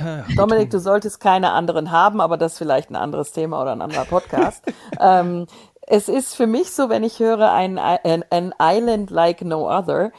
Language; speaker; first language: German; native; German